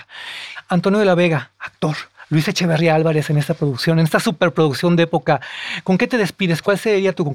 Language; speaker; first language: Spanish; native; Spanish